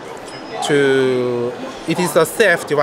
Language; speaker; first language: English; non-native, learner; Chinese